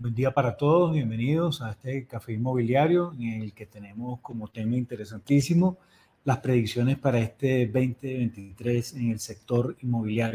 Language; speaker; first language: Spanish; native; Spanish